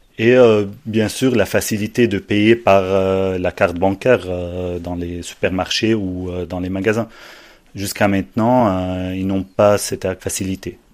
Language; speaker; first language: French; non-native, fluent; Arabic